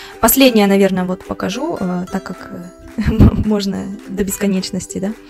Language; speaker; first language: Russian; native; Russian